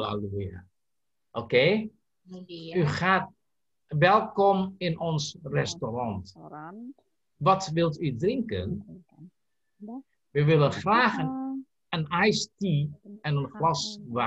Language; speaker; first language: Dutch; non-native, learner; Indonesian